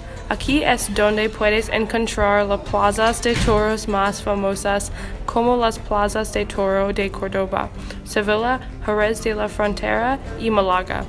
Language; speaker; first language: Spanish; non-native, learner; English